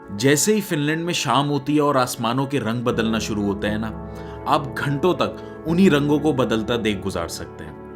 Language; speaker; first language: Urdu; native; Urdu